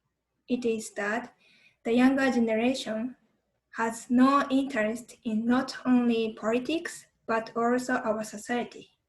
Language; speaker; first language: English; non-native, fluent; Japanese